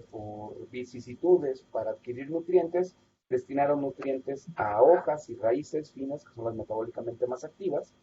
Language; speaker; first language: Spanish; native; Spanish